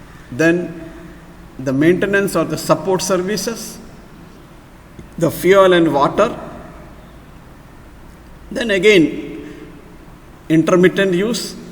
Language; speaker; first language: English; non-native, local second language; Malayalam